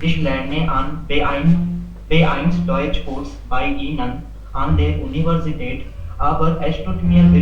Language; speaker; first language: German; non-native, learner; Hindi